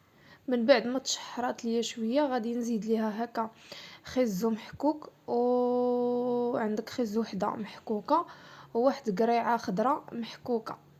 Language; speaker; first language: Arabic; native; Arabic